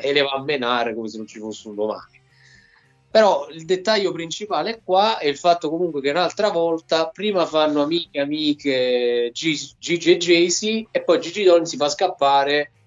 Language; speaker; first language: Italian; native; Italian